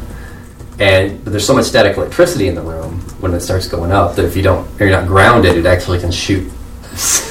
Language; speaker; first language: English; native; English